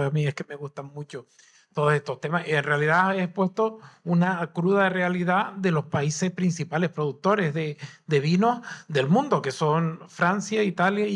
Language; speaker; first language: Spanish; native; Spanish